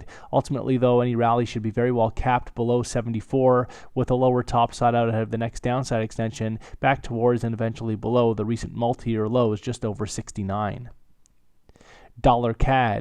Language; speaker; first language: English; native; English